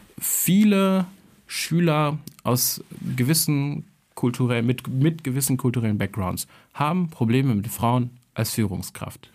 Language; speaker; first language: German; early bilingual, other home language; Albanian